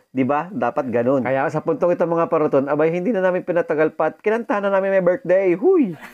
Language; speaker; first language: Filipino; non-native, local second language; Bikol